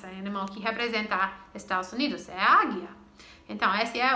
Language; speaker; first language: Portuguese; non-native, fluent; English